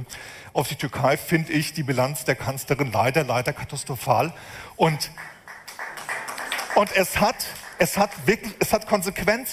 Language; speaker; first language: German; native; German